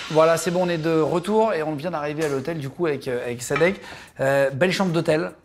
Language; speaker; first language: French; native; French